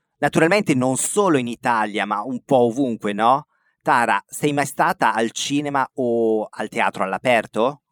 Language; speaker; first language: Italian; native; Italian